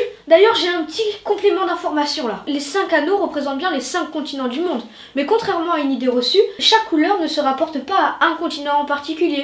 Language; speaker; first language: French; native; French